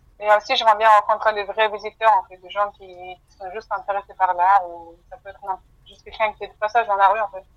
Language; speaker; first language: French; non-native, fluent; Mongolian